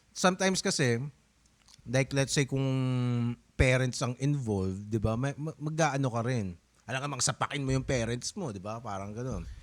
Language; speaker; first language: Filipino; native; Filipino